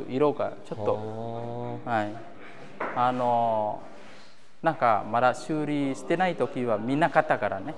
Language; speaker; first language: Japanese; non-native, learner; Khmer